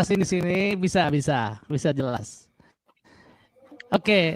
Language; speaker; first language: Indonesian; native; Indonesian